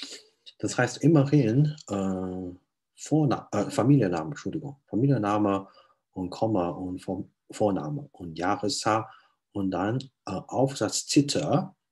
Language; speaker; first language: German; non-native, fluent; Chinese